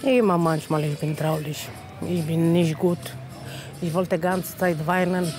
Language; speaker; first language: German; non-native, learner; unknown